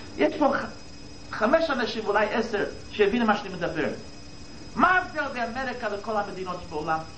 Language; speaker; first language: Hebrew; non-native, fluent; English